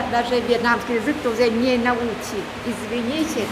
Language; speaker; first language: Russian; non-native, learner; Vietnamese